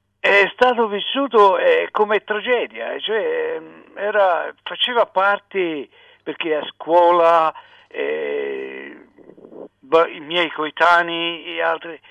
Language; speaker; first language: Italian; native; Italian